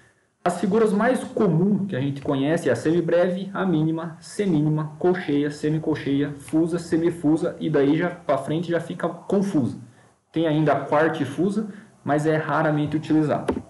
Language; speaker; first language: Portuguese; native; Portuguese